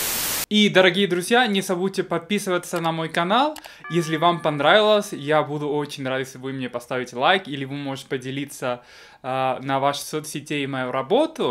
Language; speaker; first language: Russian; non-native, fluent; Spanish